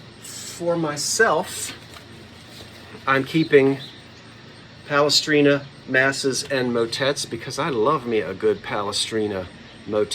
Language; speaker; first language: English; native; English